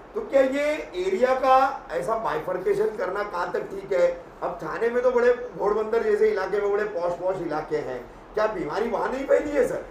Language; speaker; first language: Hindi; native; Hindi